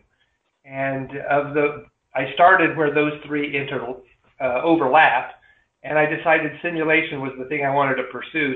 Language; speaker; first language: English; native; English